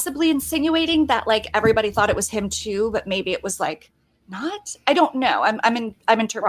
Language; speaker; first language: English; native; English